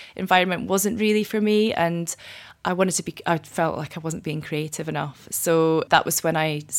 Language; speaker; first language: English; native; English